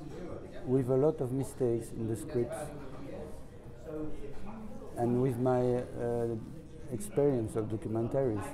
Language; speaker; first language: English; non-native, learner; French